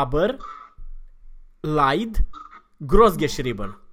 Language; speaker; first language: German; non-native, fluent; Romanian